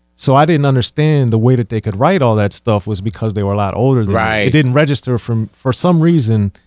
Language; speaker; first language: English; native; English